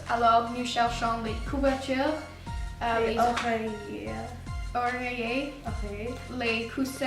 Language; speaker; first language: French; non-native, learner; English